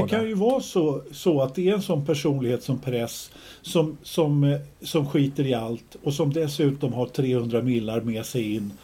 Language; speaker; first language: Swedish; native; Swedish